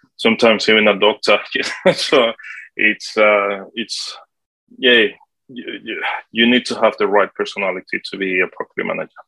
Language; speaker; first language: English; non-native, fluent; Spanish